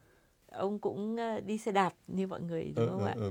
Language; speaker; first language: Vietnamese; native; Vietnamese